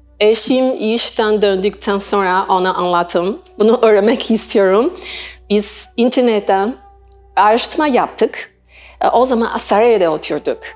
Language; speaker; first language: Turkish; non-native, learner; Chinese